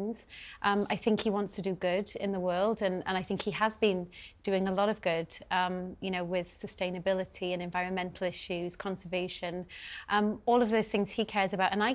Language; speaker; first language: English; native; English